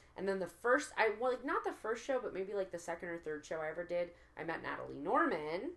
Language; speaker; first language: English; native; English